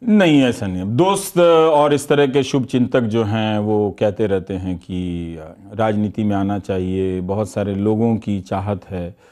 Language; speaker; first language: Hindi; native; Hindi